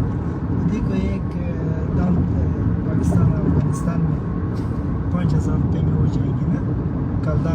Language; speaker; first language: Hindi; non-native, learner; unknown